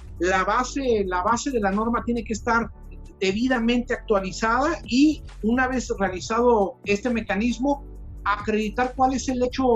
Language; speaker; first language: Spanish; native; Spanish